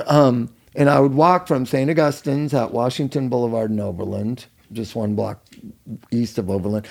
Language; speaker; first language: English; native; English